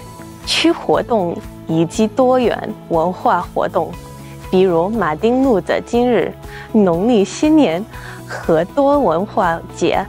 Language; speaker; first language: Chinese; non-native, fluent; English